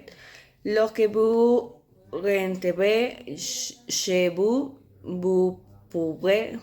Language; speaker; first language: French; non-native, learner; Spanish